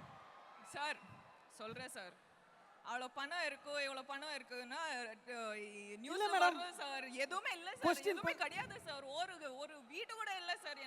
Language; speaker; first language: Tamil; non-native, local second language; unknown